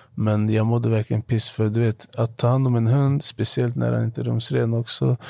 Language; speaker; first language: Swedish; non-native, fluent; Arabic